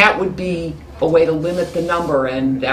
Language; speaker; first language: English; native; English